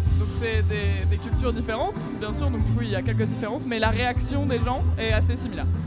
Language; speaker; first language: French; native; French